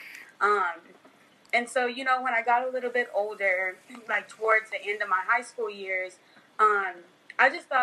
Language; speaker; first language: English; native; English